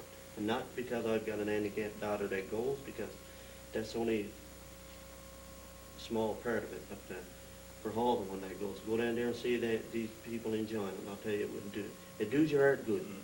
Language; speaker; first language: English; native; English